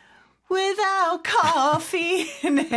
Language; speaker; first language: English; non-native, fluent; Korean